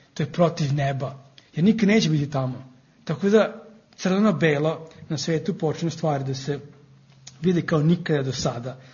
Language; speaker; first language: Serbian; non-native, fluent; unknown